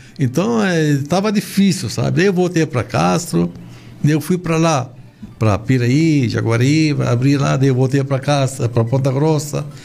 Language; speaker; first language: Portuguese; non-native, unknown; Arabic